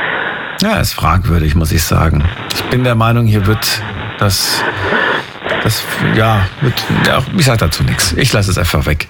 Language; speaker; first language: German; native; German